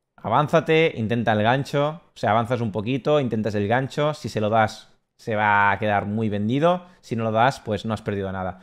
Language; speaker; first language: Spanish; native; Spanish